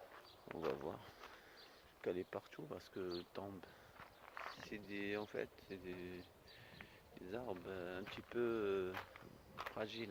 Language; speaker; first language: French; non-native, fluent; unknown